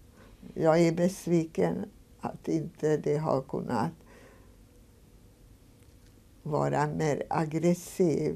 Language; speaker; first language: Swedish; non-native, fluent; Hungarian